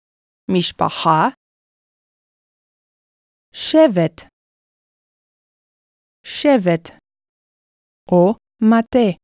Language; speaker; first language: Hebrew; non-native, fluent; English